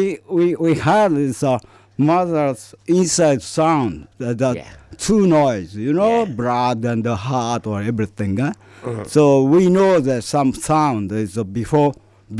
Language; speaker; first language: English; non-native, fluent; Japanese